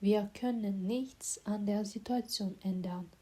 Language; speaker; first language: German; non-native, fluent; Azerbaijani